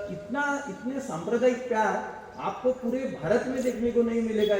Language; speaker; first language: Hindi; non-native, local second language; Marathi